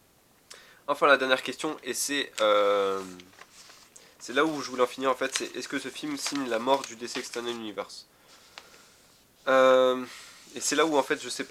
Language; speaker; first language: French; native; French